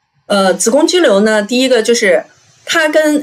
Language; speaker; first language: Chinese; native; Chinese